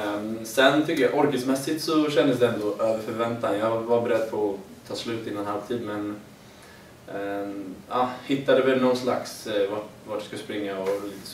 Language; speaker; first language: Swedish; native; Swedish